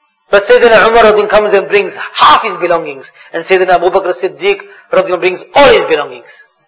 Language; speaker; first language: English; native; English